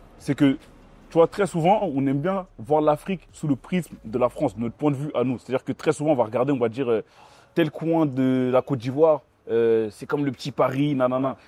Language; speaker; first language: French; early bilingual, other home language; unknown